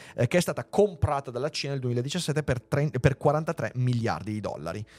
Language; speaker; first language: Italian; native; Italian